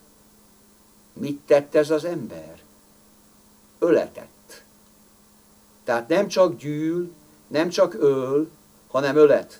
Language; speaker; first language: Hungarian; native; Hungarian